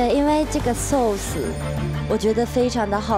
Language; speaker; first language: Chinese; non-native, fluent; Japanese